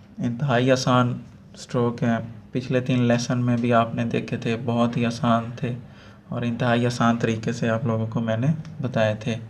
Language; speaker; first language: Urdu; non-native, local second language; Punjabi